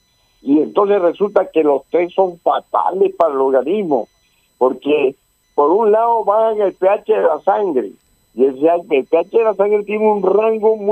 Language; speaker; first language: Spanish; native; Spanish